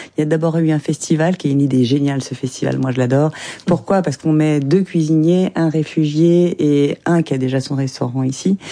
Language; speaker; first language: French; native; French